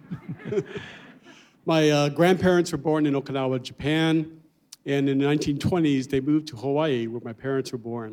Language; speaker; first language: English; native; English